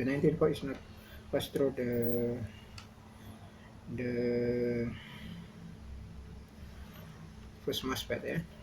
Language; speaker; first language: English; non-native, learner; Indonesian